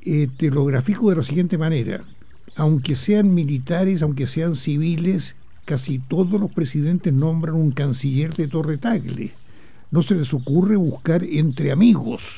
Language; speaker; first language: Spanish; native; Spanish